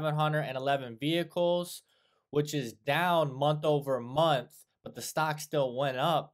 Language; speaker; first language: English; native; English